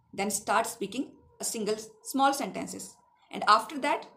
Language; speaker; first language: English; non-native, local second language; Awadhi